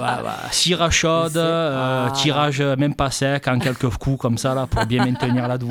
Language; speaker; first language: French; native; French